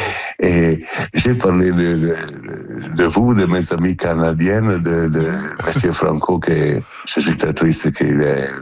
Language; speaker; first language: French; non-native, learner; Italian